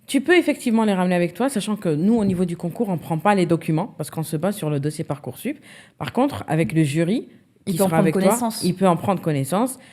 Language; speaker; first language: French; native; French